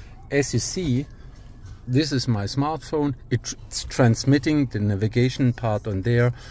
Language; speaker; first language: English; non-native, fluent; German